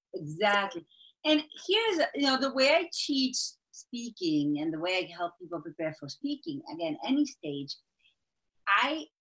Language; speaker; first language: English; non-native, fluent; Spanish